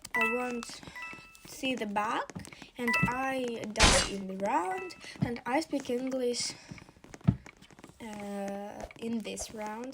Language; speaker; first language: English; non-native, learner; Ukrainian